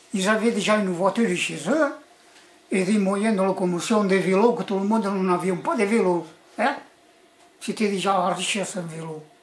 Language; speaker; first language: French; early bilingual, other home language; Catalan